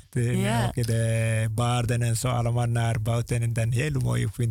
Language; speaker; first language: Dutch; non-native, learner; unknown